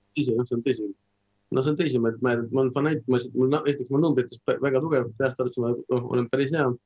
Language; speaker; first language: Estonian; non-native, local second language; Russian